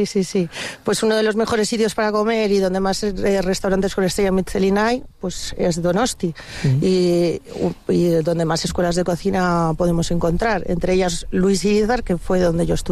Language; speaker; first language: Spanish; native; Spanish